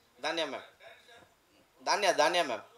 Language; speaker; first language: Tamil; native; Tamil